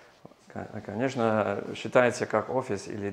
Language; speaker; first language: Russian; non-native, learner; English